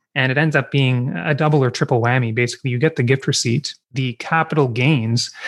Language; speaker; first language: English; native; English